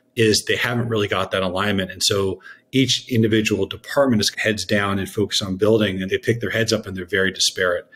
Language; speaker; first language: English; native; English